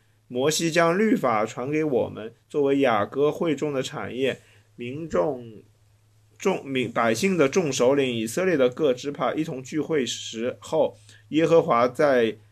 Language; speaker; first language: Chinese; native; Chinese